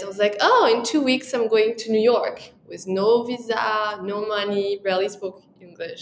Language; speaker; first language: English; non-native, fluent; French